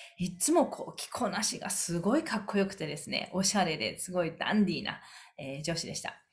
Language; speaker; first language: Japanese; native; Japanese